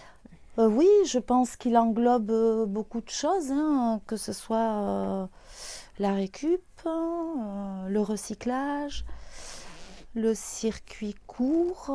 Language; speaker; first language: French; native; French